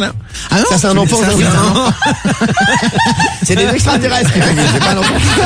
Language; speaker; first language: French; native; French